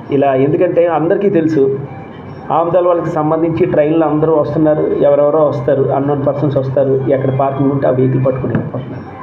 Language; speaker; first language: Telugu; native; Telugu